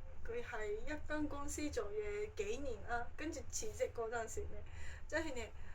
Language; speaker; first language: Cantonese; non-native, fluent; Japanese